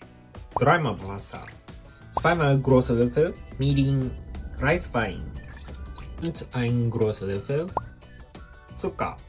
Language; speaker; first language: German; non-native, learner; Japanese